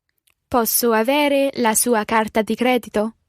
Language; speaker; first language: Italian; non-native, learner; English